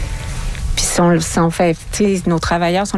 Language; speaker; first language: French; native; French